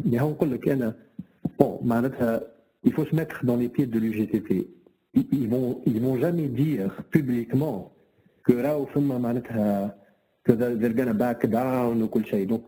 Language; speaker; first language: French; non-native, local second language; Arabic